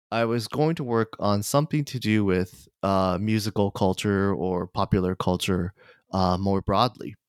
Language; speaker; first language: English; non-native, fluent; Japanese